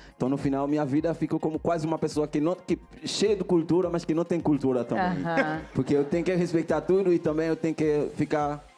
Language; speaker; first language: Portuguese; non-native, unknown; Haitian Creole